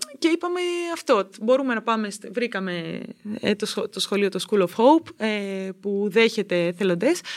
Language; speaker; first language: Greek; native; Greek